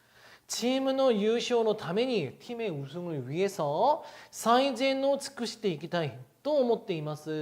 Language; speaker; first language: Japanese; non-native, fluent; Korean